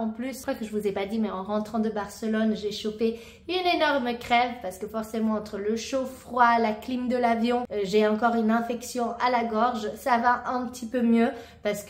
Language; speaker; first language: French; native; French